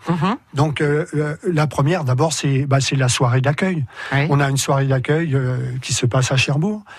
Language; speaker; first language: French; native; French